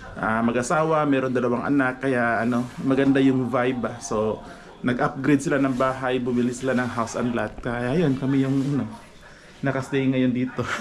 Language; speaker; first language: Filipino; non-native, local second language; Cebuano